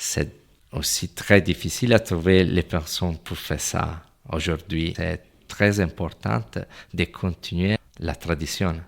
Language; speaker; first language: French; non-native, fluent; Italian